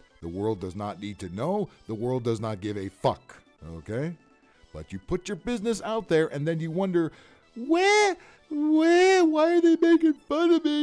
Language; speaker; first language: English; native; English